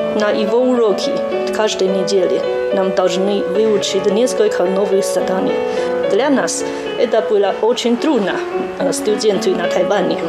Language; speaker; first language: Russian; non-native, learner; Chinese